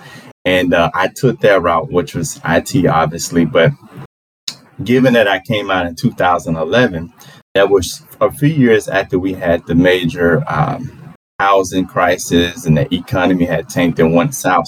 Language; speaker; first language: English; native; English